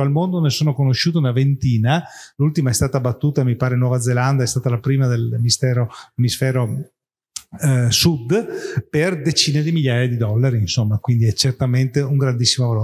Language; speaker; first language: Italian; native; Italian